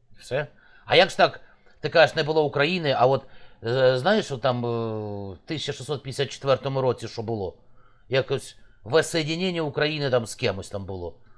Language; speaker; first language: Ukrainian; native; Ukrainian